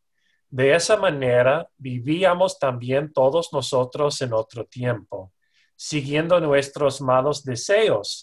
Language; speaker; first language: Spanish; non-native, fluent; English